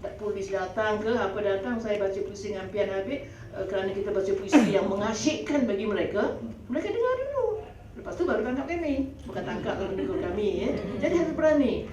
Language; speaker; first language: Malay; native; Malay